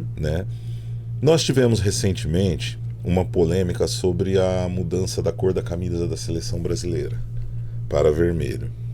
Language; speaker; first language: Portuguese; native; Portuguese